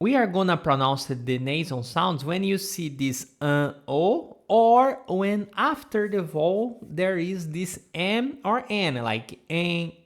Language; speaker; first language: English; non-native, fluent; Portuguese